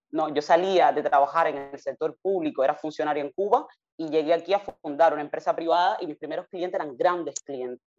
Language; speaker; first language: Spanish; native; Spanish